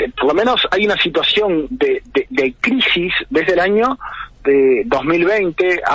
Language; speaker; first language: Spanish; native; Spanish